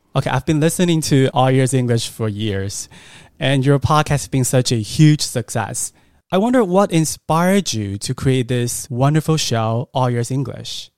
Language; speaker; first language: English; non-native, fluent; Chinese